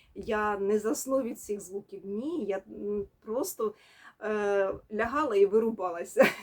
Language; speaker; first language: Ukrainian; native; Ukrainian